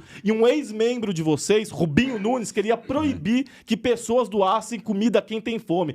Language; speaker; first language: Portuguese; native; Portuguese